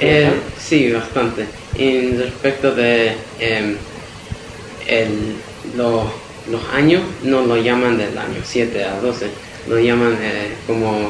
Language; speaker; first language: Spanish; early bilingual, heritage; Spanish